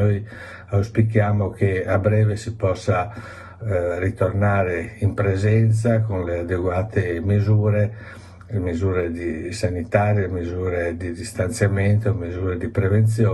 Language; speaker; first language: Italian; native; Italian